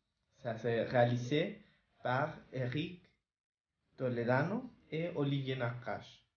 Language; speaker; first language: French; non-native, learner; Spanish